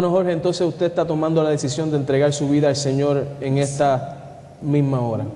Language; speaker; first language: Spanish; native; Spanish